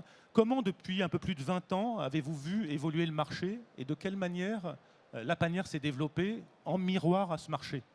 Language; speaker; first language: French; native; French